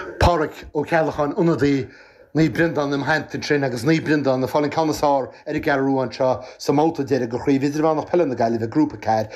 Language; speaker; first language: Irish; native; Irish